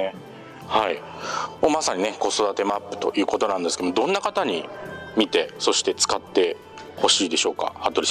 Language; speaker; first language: Japanese; native; Japanese